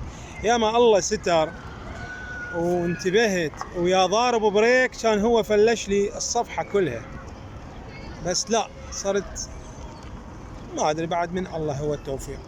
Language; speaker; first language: Arabic; native; Arabic